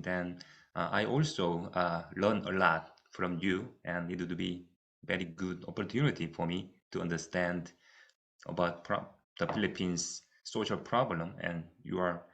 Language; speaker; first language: English; non-native, fluent; Korean